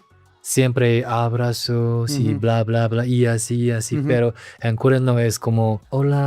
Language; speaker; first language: Spanish; non-native, learner; Korean